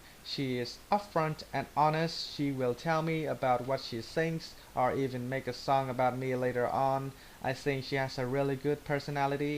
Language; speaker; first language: English; non-native, learner; Vietnamese